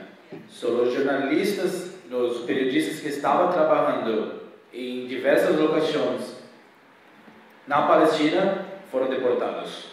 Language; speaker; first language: Spanish; non-native, fluent; Portuguese